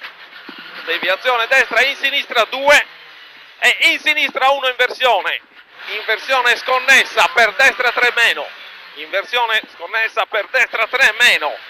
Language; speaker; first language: Italian; native; Italian